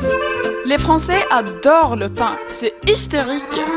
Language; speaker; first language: French; non-native, fluent; Swedish